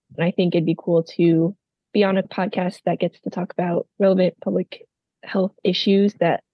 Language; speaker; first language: English; native; English